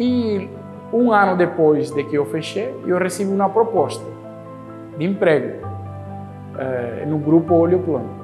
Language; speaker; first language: Portuguese; non-native, fluent; Spanish